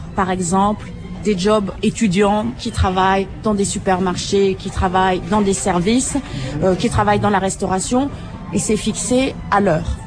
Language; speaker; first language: French; native; French